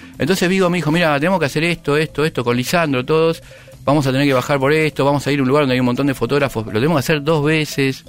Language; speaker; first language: Spanish; native; Spanish